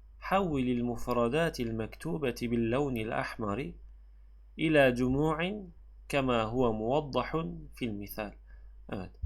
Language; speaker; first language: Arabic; non-native, fluent; Turkish